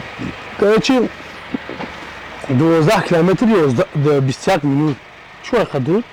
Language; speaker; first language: Russian; non-native, fluent; Tajik